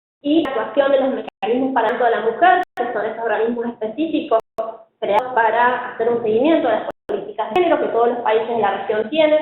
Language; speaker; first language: Spanish; native; Spanish